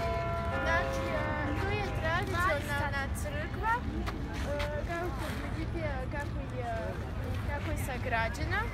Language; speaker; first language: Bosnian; early bilingual, heritage; Serbian